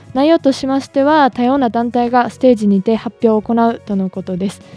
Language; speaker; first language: Japanese; native; Japanese